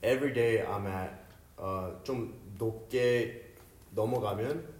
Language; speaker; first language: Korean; early bilingual, heritage; Korean